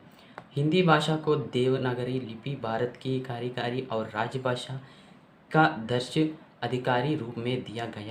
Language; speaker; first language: Hindi; non-native, local second language; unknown